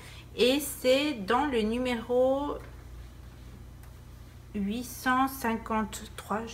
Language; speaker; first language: French; non-native, fluent; Spanish